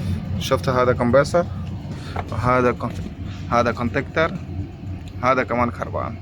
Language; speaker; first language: Arabic; non-native, learner; Bangla